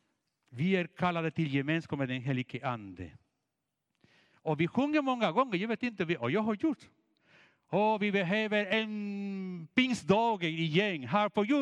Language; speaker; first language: Swedish; non-native, fluent; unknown